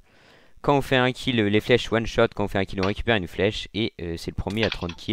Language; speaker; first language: French; native; French